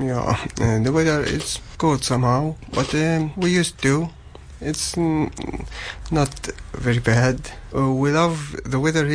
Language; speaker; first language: English; non-native, learner; Arabic